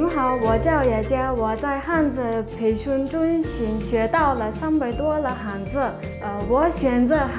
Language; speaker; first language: Chinese; non-native, learner; Mongolian